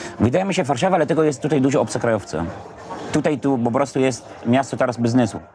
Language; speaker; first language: Polish; non-native, fluent; Arabic